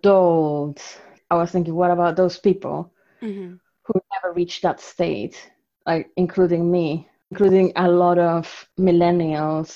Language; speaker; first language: English; non-native, fluent; Spanish